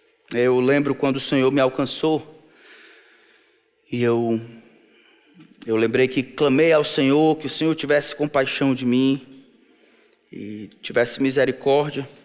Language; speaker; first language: Portuguese; native; Portuguese